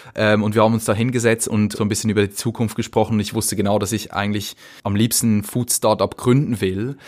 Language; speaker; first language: German; native; German